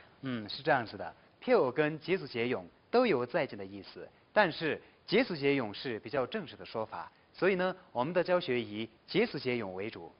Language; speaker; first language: Chinese; non-native, local second language; Tibetan